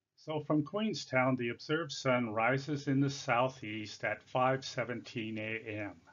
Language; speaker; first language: English; native; English